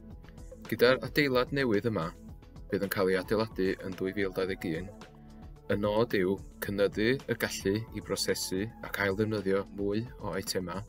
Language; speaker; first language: Welsh; native; Welsh